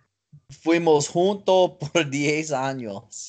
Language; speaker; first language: Spanish; non-native, learner; English